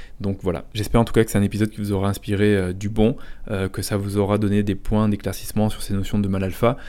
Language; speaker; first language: French; native; French